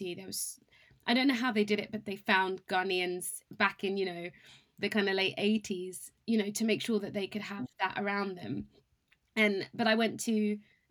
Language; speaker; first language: English; native; English